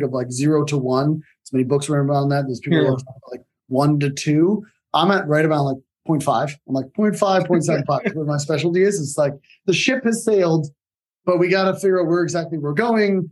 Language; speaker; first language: English; native; English